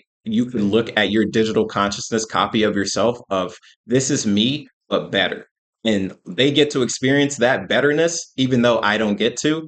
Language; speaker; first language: English; native; English